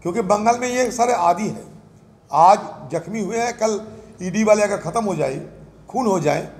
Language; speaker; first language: Hindi; non-native, local second language; Bangla